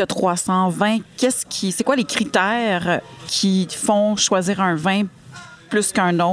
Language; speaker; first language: French; native; French